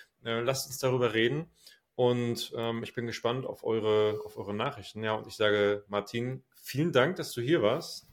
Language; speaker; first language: German; native; German